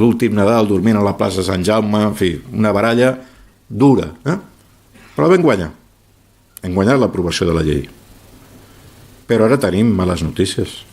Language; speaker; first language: Catalan; native; Catalan